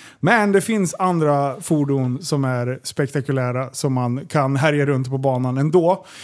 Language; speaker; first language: Swedish; native; Swedish